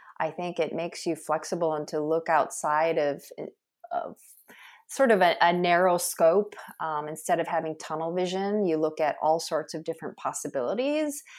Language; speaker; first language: English; early bilingual, other home language; Korean